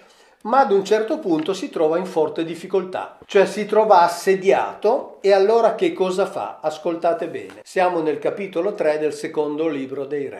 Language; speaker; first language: Italian; native; Italian